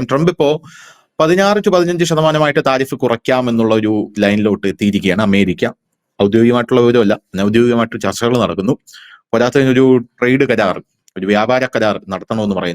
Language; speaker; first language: Malayalam; native; Malayalam